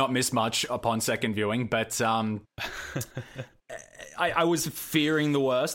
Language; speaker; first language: English; native; English